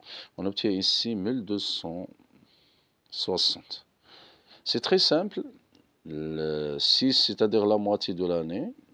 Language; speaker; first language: French; non-native, local second language; Arabic